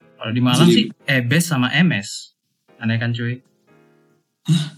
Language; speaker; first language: Indonesian; non-native, local second language; Javanese